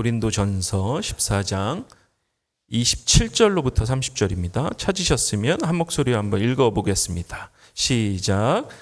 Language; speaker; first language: Korean; native; Korean